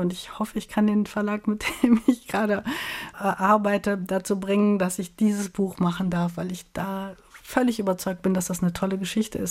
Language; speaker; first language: German; native; German